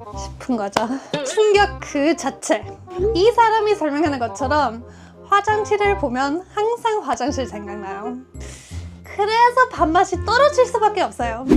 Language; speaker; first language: Korean; non-native, fluent; German